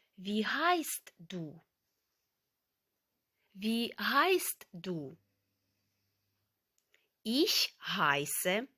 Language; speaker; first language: German; non-native, fluent; Ukrainian